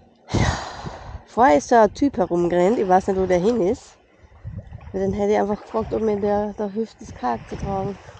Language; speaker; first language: German; native; German